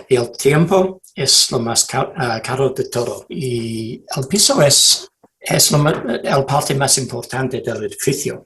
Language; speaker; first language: Spanish; non-native, fluent; English